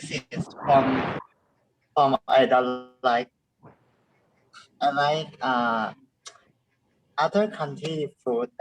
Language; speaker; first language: English; non-native, learner; Thai